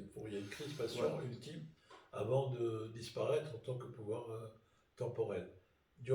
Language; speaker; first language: French; native; French